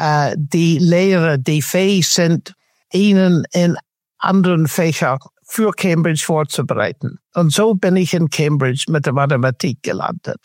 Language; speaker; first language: German; non-native, fluent; English